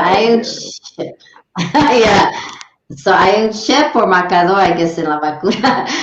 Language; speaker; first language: Spanish; early bilingual, heritage; English